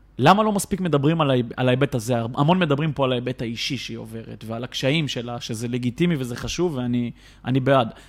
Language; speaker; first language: Hebrew; native; Hebrew